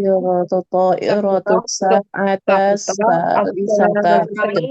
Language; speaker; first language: Arabic; non-native, learner; Indonesian